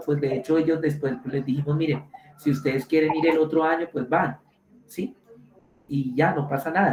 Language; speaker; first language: Spanish; native; Spanish